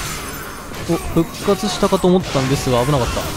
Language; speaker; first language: Japanese; native; Japanese